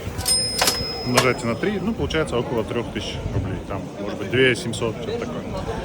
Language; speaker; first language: Russian; native; Russian